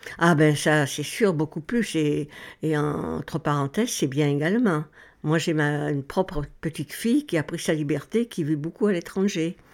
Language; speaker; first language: French; native; French